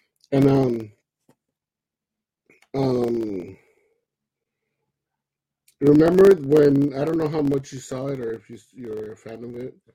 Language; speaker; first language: English; early bilingual, other home language; Spanish